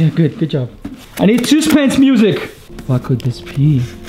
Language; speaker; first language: English; non-native, fluent; Portuguese